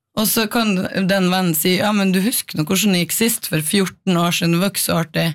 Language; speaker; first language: Norwegian; native; Norwegian